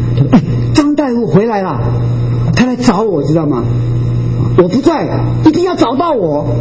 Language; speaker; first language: Chinese; non-native, local second language; Japanese